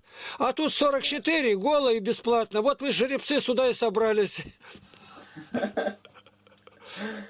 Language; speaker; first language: Russian; native; Russian